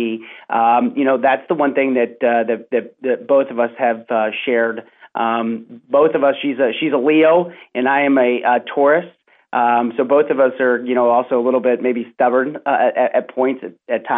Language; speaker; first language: English; native; English